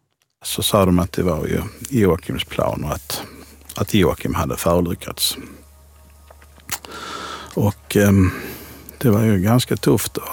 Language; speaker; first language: Swedish; native; Swedish